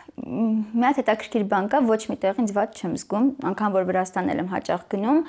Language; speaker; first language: Armenian; native; Armenian